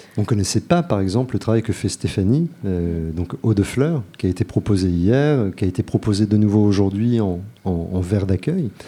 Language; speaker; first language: French; native; French